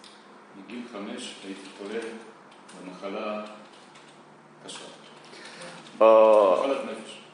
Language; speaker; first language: Hebrew; non-native, learner; Russian